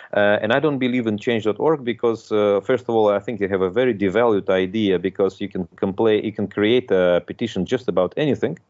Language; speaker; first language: English; non-native, fluent; Russian